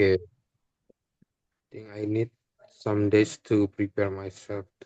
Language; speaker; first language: English; non-native, learner; Indonesian